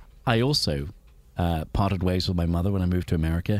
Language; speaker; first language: English; native; English